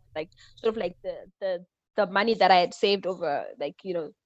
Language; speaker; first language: English; non-native, local second language; Shona